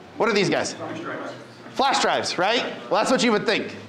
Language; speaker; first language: English; native; English